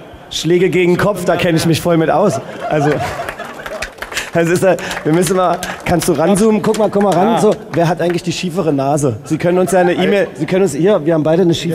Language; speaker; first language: German; native; German